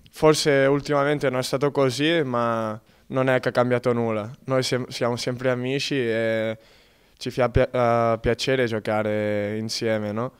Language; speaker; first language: Italian; non-native, fluent; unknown